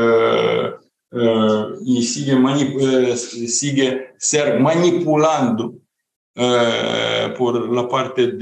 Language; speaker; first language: Spanish; non-native, fluent; Ukrainian